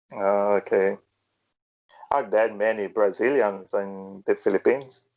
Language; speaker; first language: English; non-native, learner; Portuguese